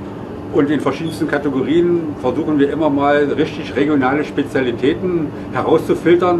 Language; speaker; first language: German; native; German